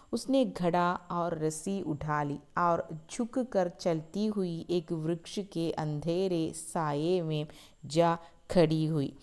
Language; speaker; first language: Hindi; non-native, local second language; Malayalam